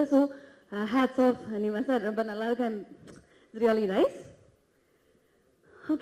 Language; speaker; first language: Tamil; non-native, fluent; Malayalam